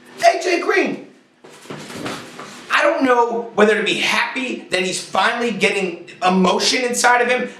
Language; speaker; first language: English; native; English